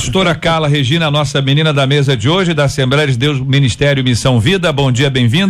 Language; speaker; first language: Portuguese; native; Portuguese